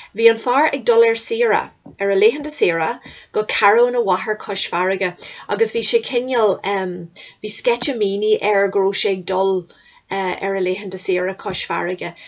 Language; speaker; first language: Irish; native; Irish